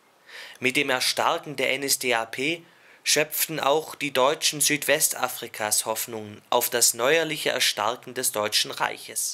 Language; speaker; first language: German; native; German